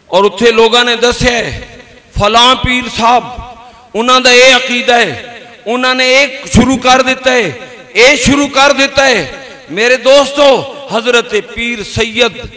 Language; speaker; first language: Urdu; non-native, local second language; Punjabi